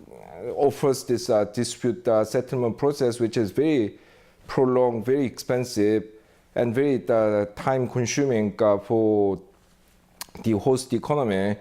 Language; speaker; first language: English; non-native, fluent; Korean